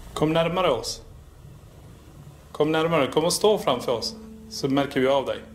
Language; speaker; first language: Swedish; native; Swedish